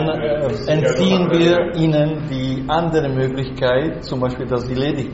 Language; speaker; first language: German; non-native, learner; Slovak